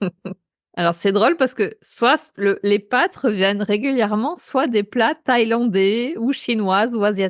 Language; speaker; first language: French; native; French